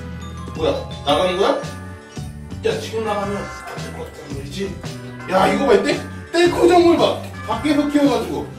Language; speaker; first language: Korean; native; Korean